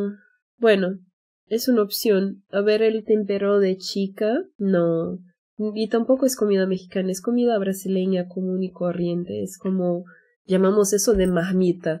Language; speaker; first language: Spanish; non-native, fluent; Portuguese